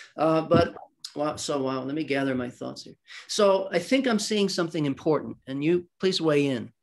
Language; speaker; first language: English; early bilingual, other home language; Swedish